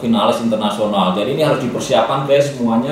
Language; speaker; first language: Indonesian; non-native, local second language; Javanese